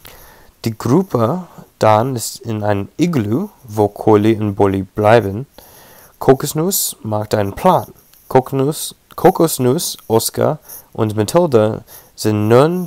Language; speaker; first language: German; non-native, learner; English